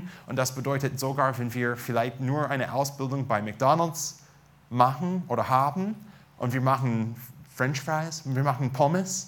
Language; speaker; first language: German; non-native, fluent; English